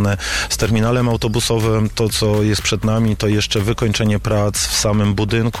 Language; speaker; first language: Polish; native; Polish